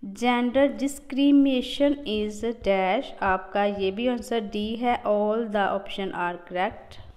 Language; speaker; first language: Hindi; non-native, local second language; Punjabi